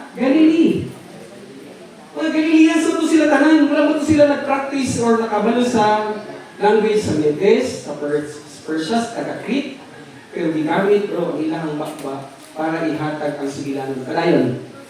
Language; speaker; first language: Cebuano; non-native, local second language; Hiligaynon